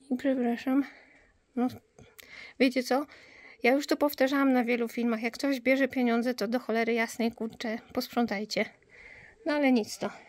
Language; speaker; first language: Polish; native; Polish